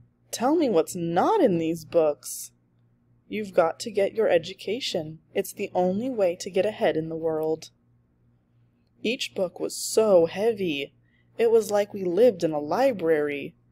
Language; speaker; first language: English; native; English